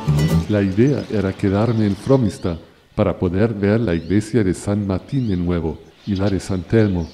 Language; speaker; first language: Spanish; non-native, fluent; German